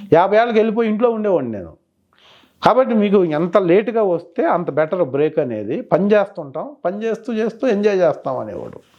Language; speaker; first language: Telugu; native; Telugu